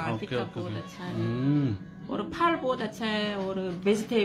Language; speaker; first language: Hindi; non-native, learner; Korean